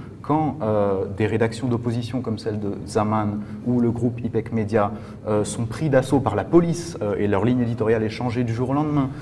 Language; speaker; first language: French; native; French